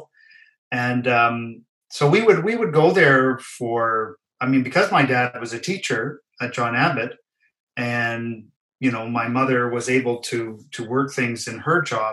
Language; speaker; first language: English; native; English